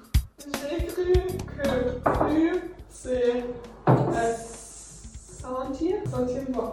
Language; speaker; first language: French; non-native, learner; German